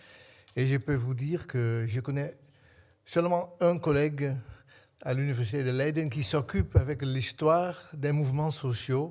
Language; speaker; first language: French; non-native, fluent; Dutch